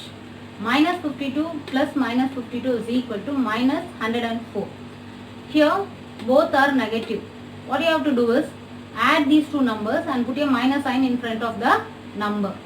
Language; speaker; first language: English; non-native, local second language; Tamil